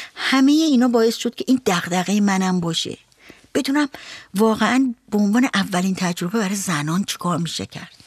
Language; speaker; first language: Persian; native; Persian